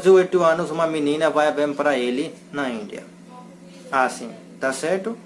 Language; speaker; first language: Portuguese; non-native, learner; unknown